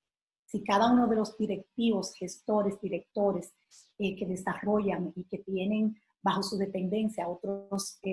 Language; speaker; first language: Spanish; native; Spanish